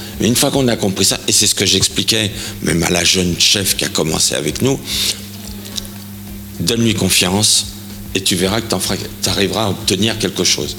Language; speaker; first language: French; native; French